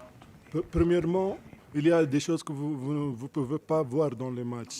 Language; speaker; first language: French; non-native, local second language; Arabic